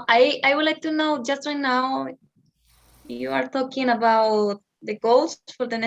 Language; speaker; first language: English; non-native, learner; Spanish